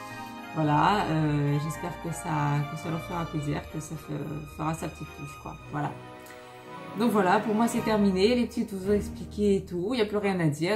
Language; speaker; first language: French; native; French